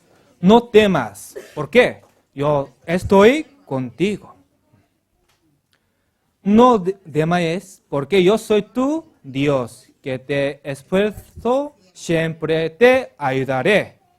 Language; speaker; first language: Spanish; non-native, learner; Korean